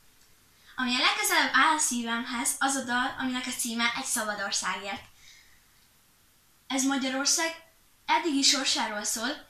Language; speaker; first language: Hungarian; early bilingual, heritage; Hungarian